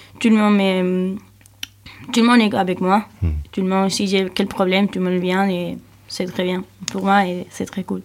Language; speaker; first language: French; non-native, learner; Spanish